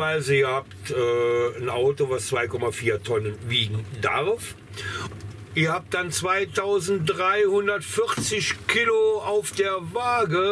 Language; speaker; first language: German; native; German